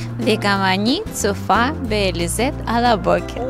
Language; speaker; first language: Russian; native; Russian